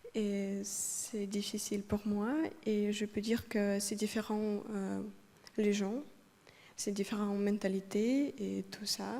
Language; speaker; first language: French; non-native, learner; Ukrainian